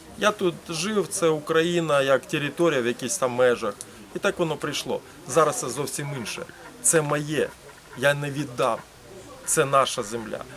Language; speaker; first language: Ukrainian; early bilingual, heritage; Ukrainian